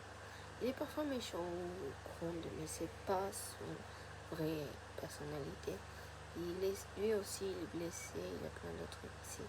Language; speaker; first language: French; non-native, fluent; Japanese